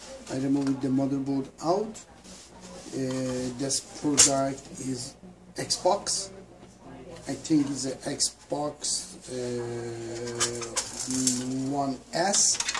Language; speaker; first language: English; non-native, learner; Persian